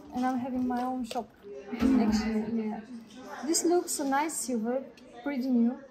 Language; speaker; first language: English; non-native, fluent; Bulgarian